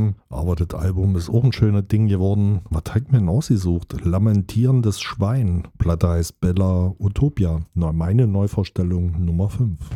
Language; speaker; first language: German; native; German